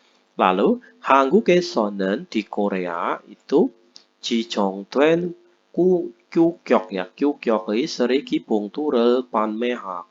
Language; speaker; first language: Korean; non-native, fluent; Indonesian